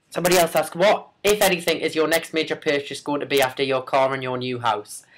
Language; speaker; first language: English; native; English